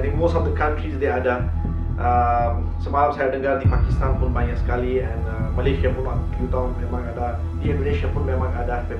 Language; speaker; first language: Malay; non-native, learner; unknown